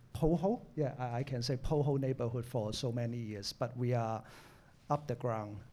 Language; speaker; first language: English; non-native, local second language; Cantonese